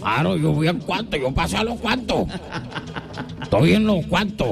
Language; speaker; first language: Spanish; native; Spanish